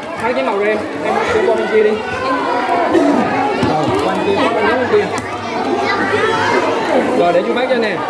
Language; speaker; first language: Vietnamese; native; Vietnamese